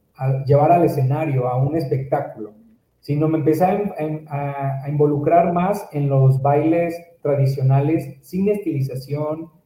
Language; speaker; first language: Spanish; native; Spanish